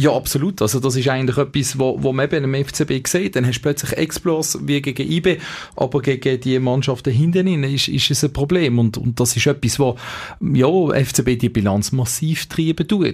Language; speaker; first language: German; native; German